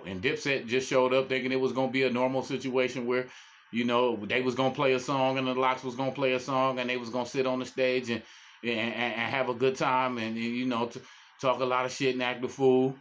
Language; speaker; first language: English; native; English